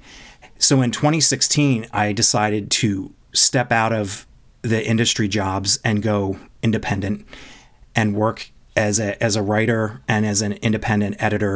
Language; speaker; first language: English; native; English